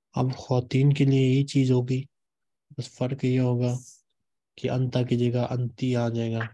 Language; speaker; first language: Urdu; native; Urdu